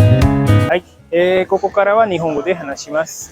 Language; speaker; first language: Japanese; non-native, fluent; Indonesian